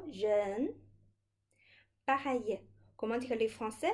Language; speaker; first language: French; non-native, fluent; Chinese